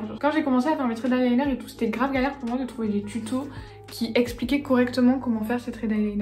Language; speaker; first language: French; native; French